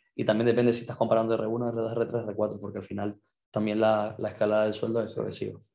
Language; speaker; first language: Spanish; native; Spanish